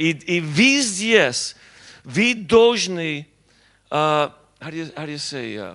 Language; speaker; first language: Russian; non-native, learner; English